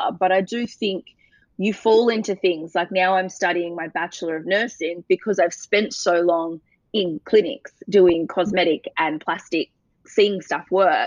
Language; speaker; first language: English; native; English